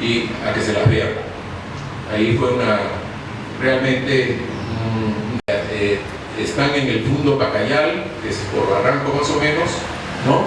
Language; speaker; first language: Spanish; native; Spanish